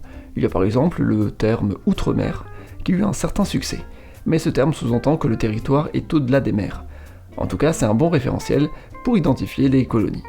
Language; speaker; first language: French; native; French